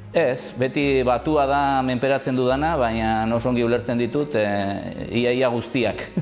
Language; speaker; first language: Basque; non-native, local second language; Spanish